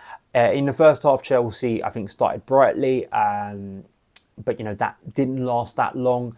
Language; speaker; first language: English; native; English